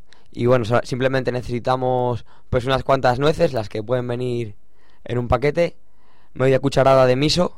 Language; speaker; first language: Spanish; native; Spanish